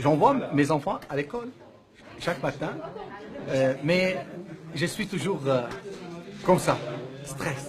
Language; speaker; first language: French; non-native, fluent; Arabic